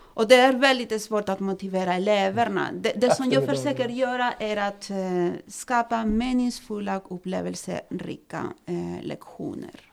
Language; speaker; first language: Swedish; non-native, fluent; Spanish